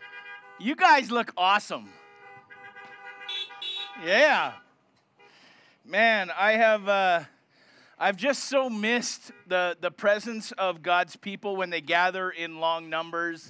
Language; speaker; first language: English; native; English